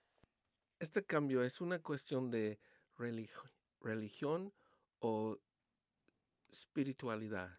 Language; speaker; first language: Spanish; early bilingual, heritage; Spanish